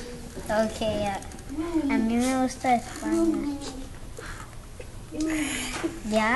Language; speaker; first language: Spanish; early bilingual, other home language; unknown